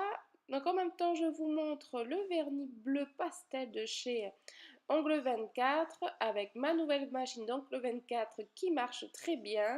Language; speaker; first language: French; native; French